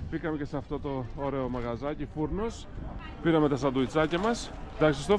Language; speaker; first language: Greek; native; Greek